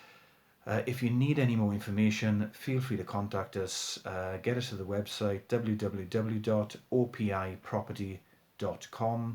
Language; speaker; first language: English; native; English